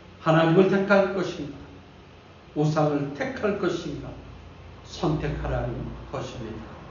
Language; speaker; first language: Korean; native; Korean